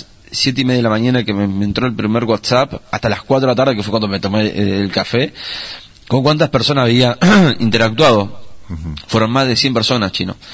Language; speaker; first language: Spanish; native; Spanish